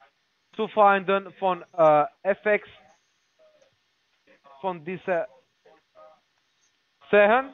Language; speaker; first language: German; non-native, learner; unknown